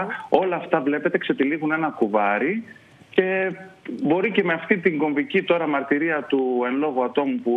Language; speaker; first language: Greek; native; Greek